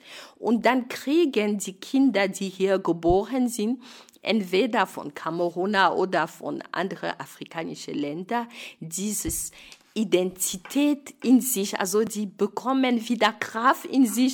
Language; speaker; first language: German; non-native, fluent; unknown